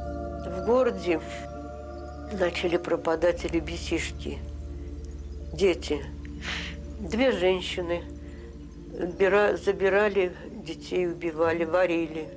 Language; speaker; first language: Russian; native; Russian